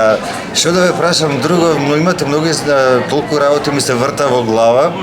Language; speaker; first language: Macedonian; native; Macedonian